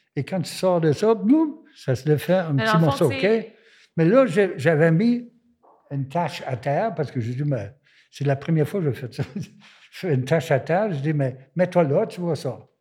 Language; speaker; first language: French; non-native, fluent; German